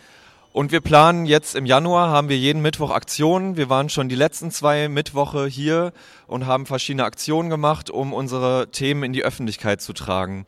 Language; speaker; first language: German; native; German